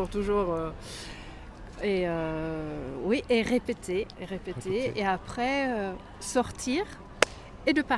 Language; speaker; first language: French; non-native, fluent; Swedish